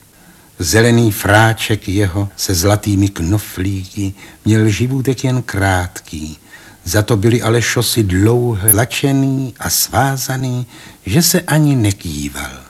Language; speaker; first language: Czech; native; Czech